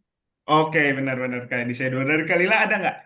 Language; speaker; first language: Indonesian; native; Indonesian